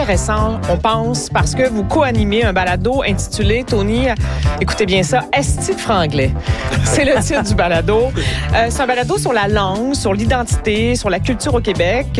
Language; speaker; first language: French; native; French